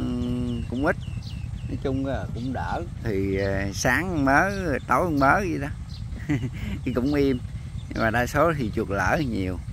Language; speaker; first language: Vietnamese; native; Vietnamese